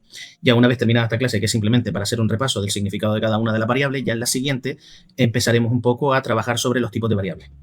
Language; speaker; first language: Spanish; native; Spanish